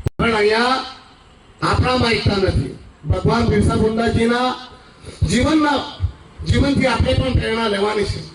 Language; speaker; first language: Gujarati; native; Gujarati